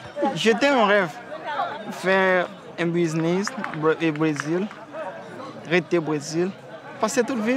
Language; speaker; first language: French; non-native, local second language; Haitian Creole